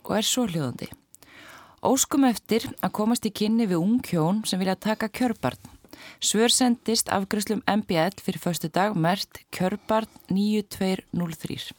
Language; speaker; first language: Icelandic; native; Icelandic